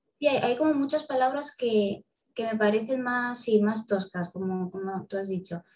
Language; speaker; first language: Spanish; early bilingual, other home language; Russian